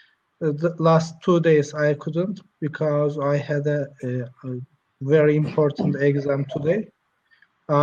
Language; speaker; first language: English; non-native, learner; Turkish